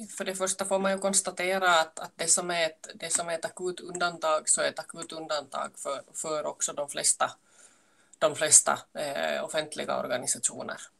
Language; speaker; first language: Swedish; native; Swedish